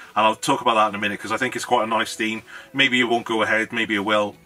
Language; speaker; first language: English; native; English